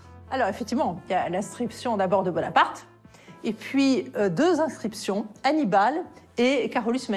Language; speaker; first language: French; native; French